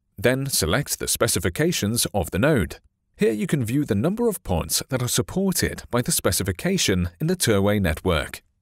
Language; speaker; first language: English; non-native, fluent; Chinese